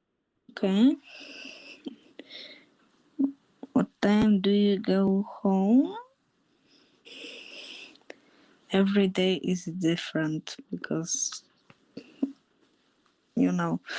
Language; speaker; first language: English; non-native, learner; Polish